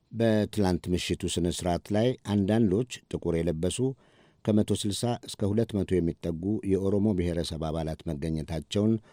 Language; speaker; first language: Amharic; native; Amharic